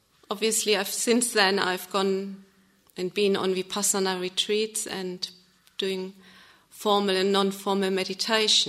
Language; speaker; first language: English; non-native, fluent; German